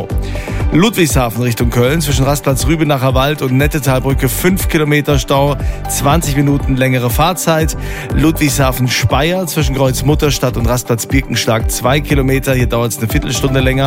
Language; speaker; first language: German; native; German